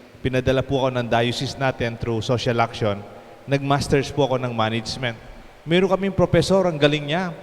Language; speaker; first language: Filipino; non-native, local second language; Pampanga